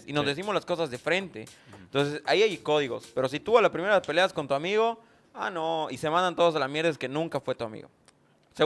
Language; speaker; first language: Spanish; native; Spanish